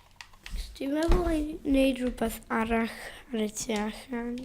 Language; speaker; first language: Welsh; non-native, local second language; English